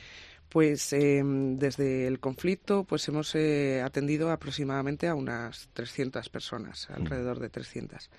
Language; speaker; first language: Spanish; native; Spanish